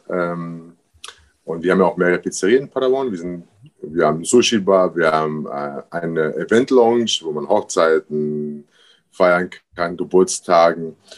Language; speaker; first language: German; early bilingual, other home language; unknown